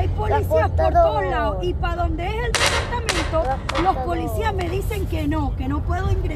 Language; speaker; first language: Spanish; native; Spanish